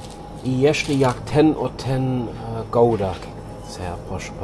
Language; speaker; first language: Polish; non-native, learner; German